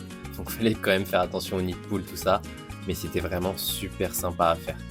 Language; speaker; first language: French; native; French